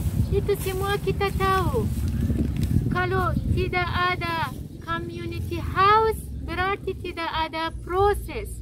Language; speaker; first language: Indonesian; non-native, learner; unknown